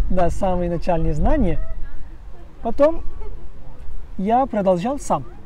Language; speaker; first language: Russian; non-native, fluent; Turkish